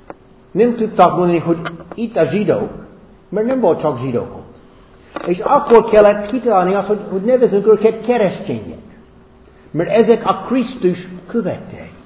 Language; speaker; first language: Hungarian; non-native, fluent; English